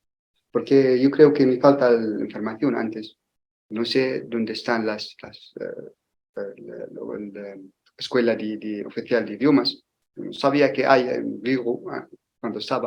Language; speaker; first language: Spanish; non-native, learner; Arabic